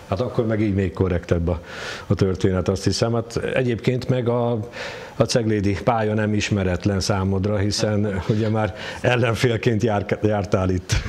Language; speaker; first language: Hungarian; native; Hungarian